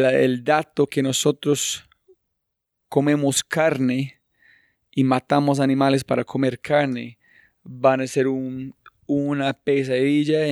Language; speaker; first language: Spanish; non-native, fluent; English